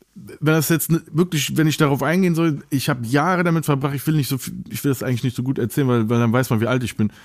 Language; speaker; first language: German; native; German